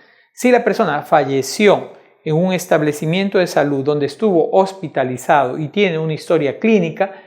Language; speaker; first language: Spanish; native; Spanish